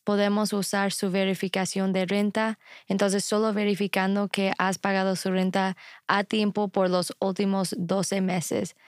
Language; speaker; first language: Spanish; non-native, fluent; English